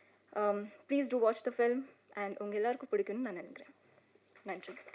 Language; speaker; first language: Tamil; non-native, fluent; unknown